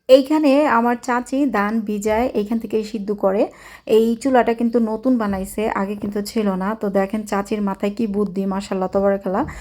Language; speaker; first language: Bangla; native; Bangla